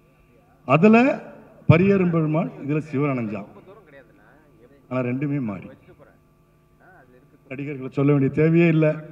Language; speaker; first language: Tamil; native; Tamil